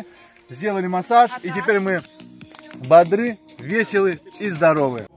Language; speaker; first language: Russian; native; Russian